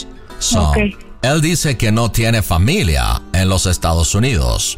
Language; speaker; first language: Spanish; native; Spanish